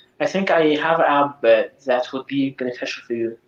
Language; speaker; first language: English; non-native, fluent; Arabic